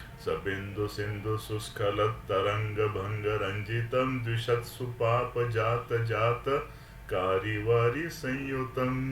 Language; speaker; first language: Hindi; non-native, local second language; Marathi